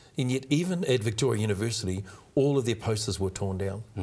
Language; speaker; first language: English; native; English